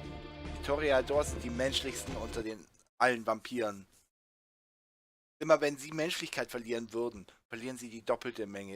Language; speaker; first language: German; native; German